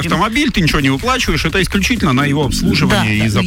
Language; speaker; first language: Russian; native; Russian